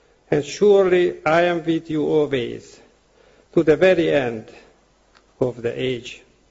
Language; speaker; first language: English; non-native, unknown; Hungarian